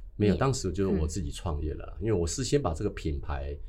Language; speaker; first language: Chinese; native; Chinese